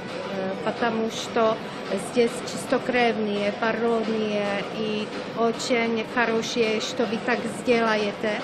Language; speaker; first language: Russian; non-native, learner; Czech